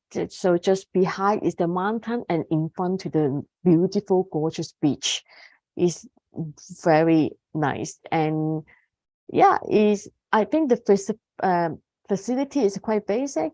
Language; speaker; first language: English; non-native, fluent; Cantonese